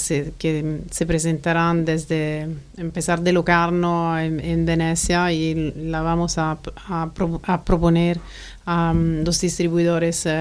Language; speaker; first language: Spanish; non-native, fluent; Italian